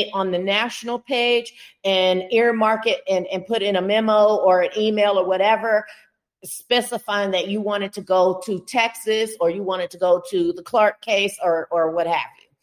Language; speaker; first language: English; native; English